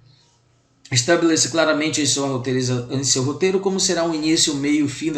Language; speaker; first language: Portuguese; native; Portuguese